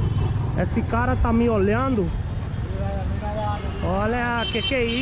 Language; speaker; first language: Portuguese; non-native, learner; Hindi